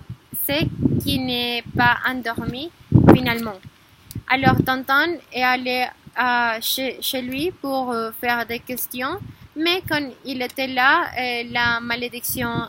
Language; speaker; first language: French; non-native, learner; Spanish